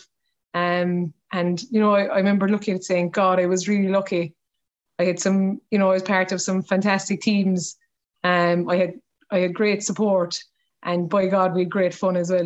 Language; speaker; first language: English; native; English